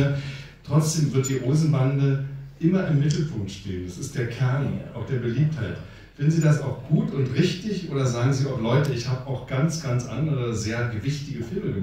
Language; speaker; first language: German; native; German